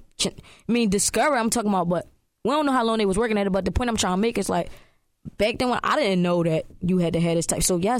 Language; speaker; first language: English; native; English